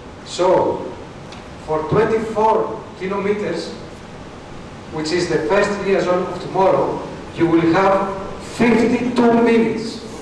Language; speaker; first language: English; non-native, fluent; Greek